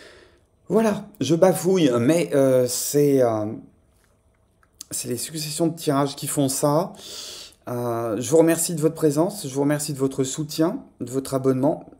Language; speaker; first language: French; native; French